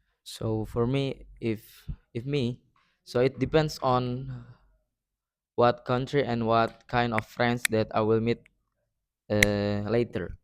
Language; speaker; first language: English; non-native, learner; Indonesian